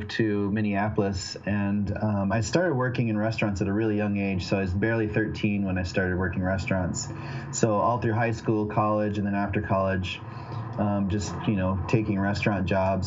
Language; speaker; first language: English; native; English